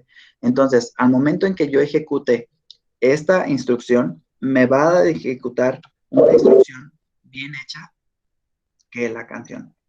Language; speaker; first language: Spanish; native; Spanish